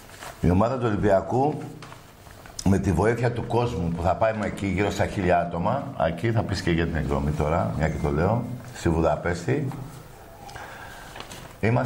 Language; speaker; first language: Greek; native; Greek